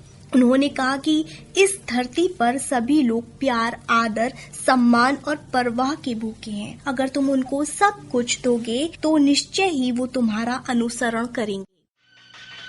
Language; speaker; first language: Hindi; native; Hindi